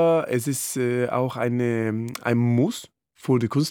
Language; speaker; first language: German; non-native, fluent; Spanish